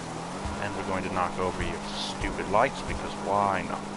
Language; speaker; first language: English; native; English